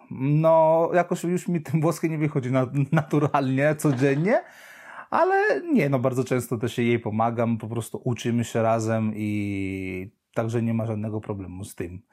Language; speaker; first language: Polish; non-native, fluent; Italian